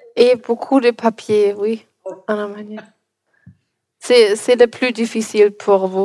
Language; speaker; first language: French; non-native, learner; German